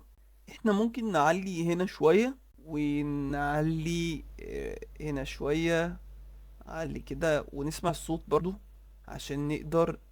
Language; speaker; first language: Arabic; native; Arabic